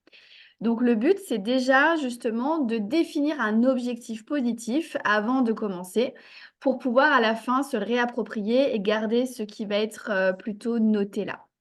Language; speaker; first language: French; native; French